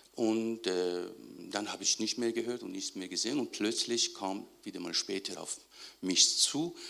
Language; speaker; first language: German; non-native, fluent; Persian